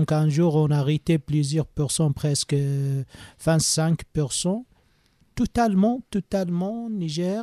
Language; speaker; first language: French; non-native, learner; Arabic